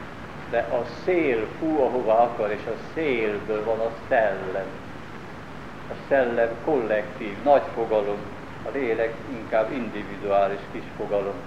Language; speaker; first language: Hungarian; native; Hungarian